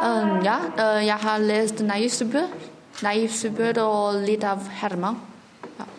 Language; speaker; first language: Norwegian; non-native, learner; Chinese